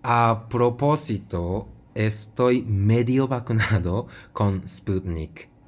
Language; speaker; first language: Spanish; non-native, fluent; Japanese